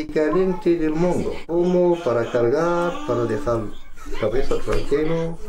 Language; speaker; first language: Spanish; non-native, learner; Arabic